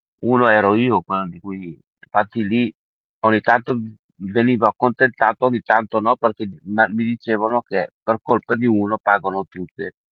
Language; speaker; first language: Italian; early bilingual, other home language; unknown